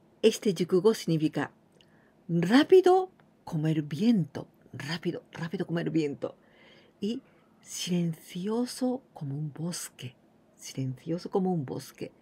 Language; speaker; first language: Spanish; non-native, fluent; Japanese